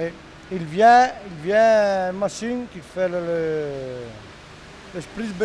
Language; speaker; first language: French; non-native, learner; Italian